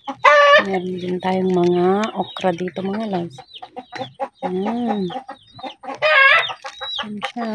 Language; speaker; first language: Filipino; non-native, local second language; Iloko